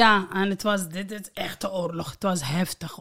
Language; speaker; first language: Dutch; non-native, learner; Arabic